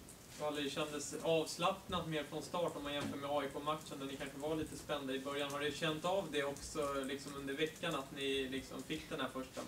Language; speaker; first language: Swedish; native; Swedish